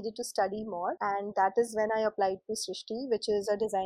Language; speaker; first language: English; non-native, local second language; Hindi